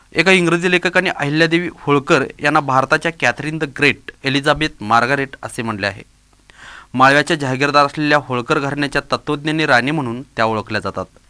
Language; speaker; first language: Marathi; native; Marathi